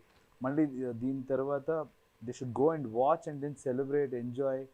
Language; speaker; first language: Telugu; non-native, fluent; Kannada